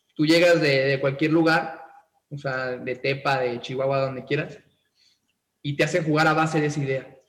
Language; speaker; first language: Spanish; native; Spanish